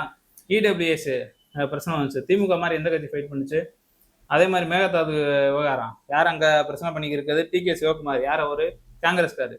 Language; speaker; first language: Tamil; native; Tamil